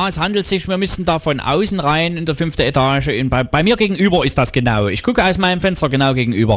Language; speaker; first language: German; native; German